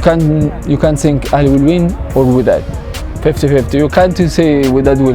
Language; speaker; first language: English; non-native, learner; Arabic